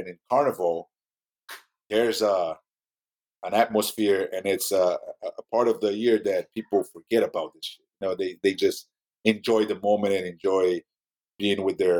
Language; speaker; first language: English; non-native, fluent; Portuguese